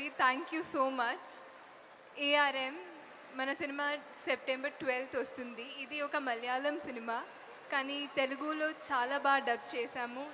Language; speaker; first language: Telugu; non-native, fluent; Tulu